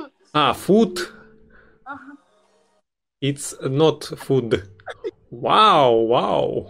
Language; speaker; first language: English; non-native, learner; Russian